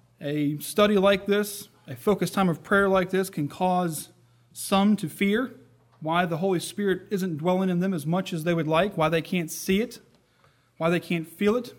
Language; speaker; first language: English; native; English